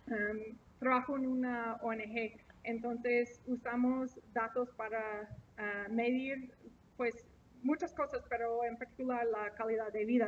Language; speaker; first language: Spanish; non-native, fluent; English